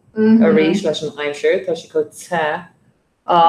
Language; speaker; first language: Irish; non-native, fluent; English